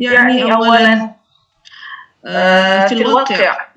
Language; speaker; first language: Arabic; non-native, fluent; Indonesian